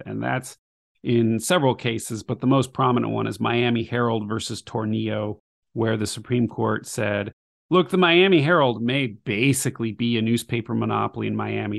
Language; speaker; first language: English; native; English